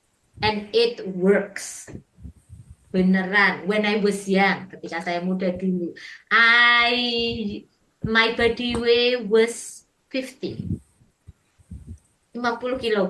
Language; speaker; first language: English; non-native, fluent; Indonesian